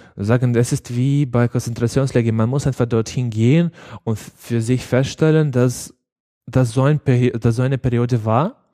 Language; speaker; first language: German; non-native, learner; Ukrainian